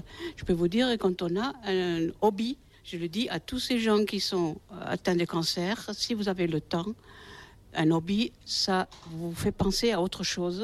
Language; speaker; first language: French; native; French